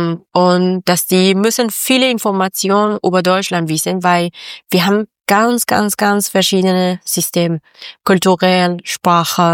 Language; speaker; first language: German; non-native, learner; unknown